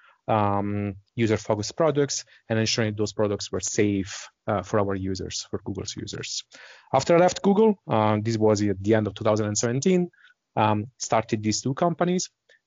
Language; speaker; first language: English; non-native, fluent; Italian